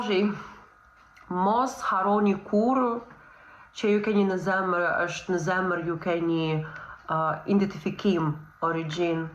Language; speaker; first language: Albanian; early bilingual, heritage; Albanian